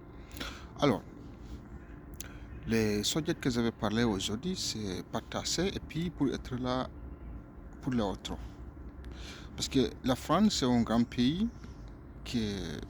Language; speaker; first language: French; non-native, learner; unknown